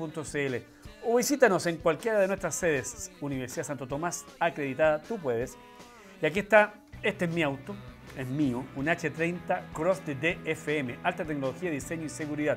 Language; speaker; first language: Spanish; native; Spanish